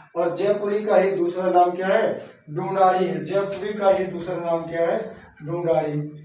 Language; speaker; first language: Hindi; native; Hindi